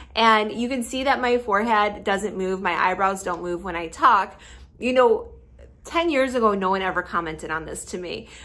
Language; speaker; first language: English; native; English